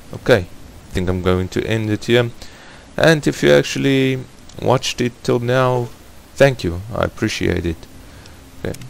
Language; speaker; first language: English; non-native, fluent; Afrikaans